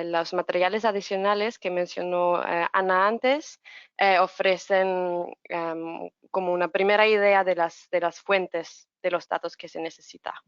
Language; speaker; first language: Spanish; non-native, fluent; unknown